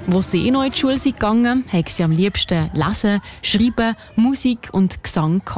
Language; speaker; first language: German; native; German